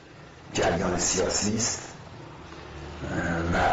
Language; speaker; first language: Persian; native; Persian